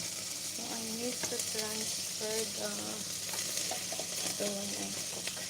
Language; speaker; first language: English; non-native, learner; Bikol